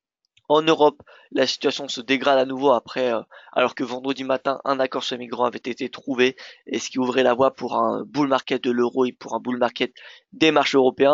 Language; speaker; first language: French; native; French